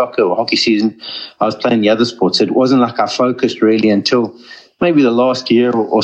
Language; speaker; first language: English; native; English